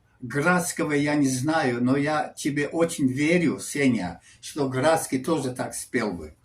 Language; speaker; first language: Russian; non-native, learner; English